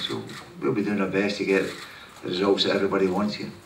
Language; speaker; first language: English; native; English